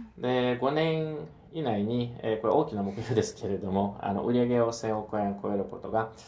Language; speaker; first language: Japanese; non-native, fluent; Ukrainian